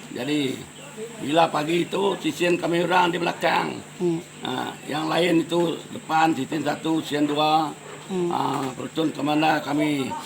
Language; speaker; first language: Malay; non-native, local second language; Iban